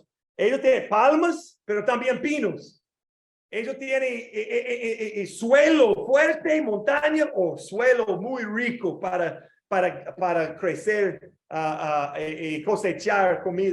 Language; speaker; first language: Spanish; non-native, learner; English